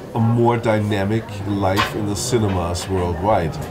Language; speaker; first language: English; non-native, fluent; German